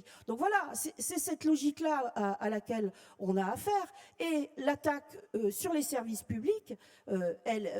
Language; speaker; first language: French; native; French